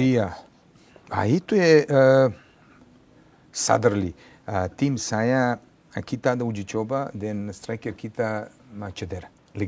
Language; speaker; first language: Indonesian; non-native, fluent; Serbian